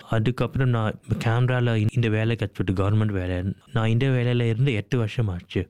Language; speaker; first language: Tamil; early bilingual, heritage; English